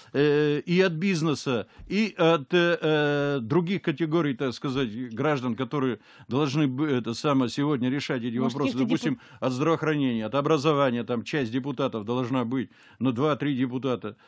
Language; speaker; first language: Russian; native; Russian